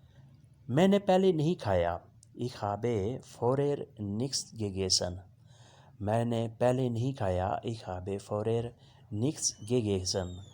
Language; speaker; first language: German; non-native, fluent; Urdu